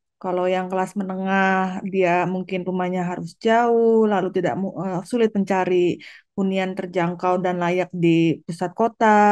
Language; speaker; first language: Indonesian; native; Indonesian